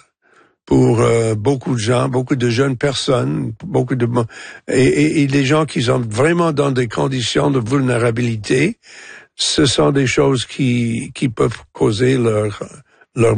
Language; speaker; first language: French; non-native, local second language; English